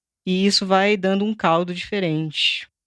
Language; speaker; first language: Portuguese; native; Portuguese